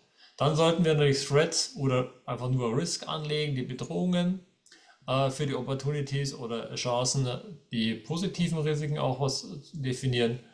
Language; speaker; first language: German; native; German